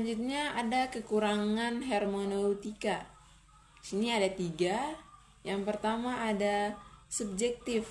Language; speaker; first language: Indonesian; native; Indonesian